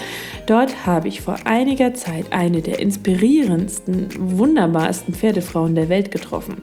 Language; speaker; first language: German; native; German